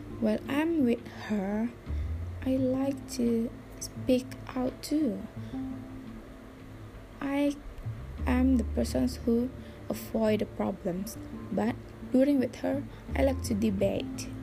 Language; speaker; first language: English; non-native, learner; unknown